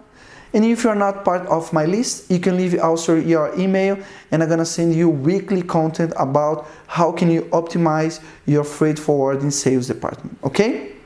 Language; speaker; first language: English; non-native, fluent; Portuguese